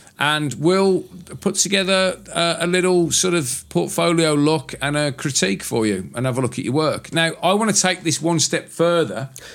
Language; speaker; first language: English; native; English